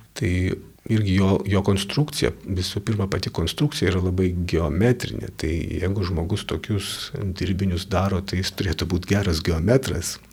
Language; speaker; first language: Lithuanian; native; Lithuanian